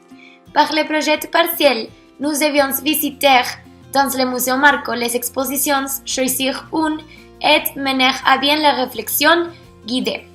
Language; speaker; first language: French; non-native, learner; Spanish